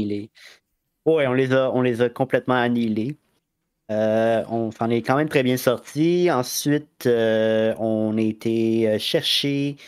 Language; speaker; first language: French; native; French